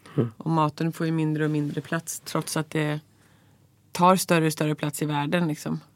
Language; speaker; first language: Swedish; native; Swedish